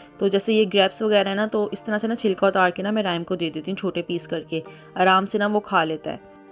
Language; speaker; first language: Urdu; native; Urdu